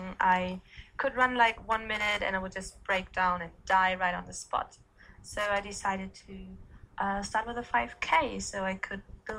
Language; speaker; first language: English; non-native, fluent; German